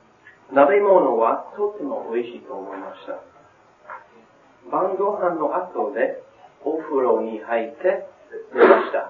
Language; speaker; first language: Japanese; non-native, learner; English